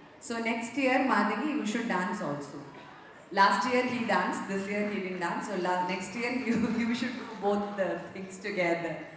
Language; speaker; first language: English; non-native, local second language; Malayalam